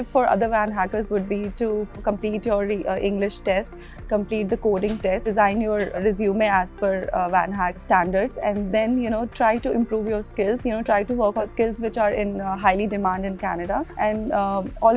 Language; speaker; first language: English; non-native, local second language; Hindi